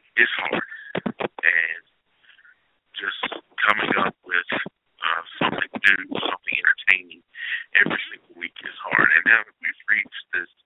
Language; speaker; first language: English; native; English